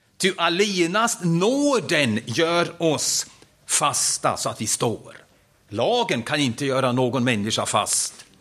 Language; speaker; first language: Swedish; non-native, fluent; German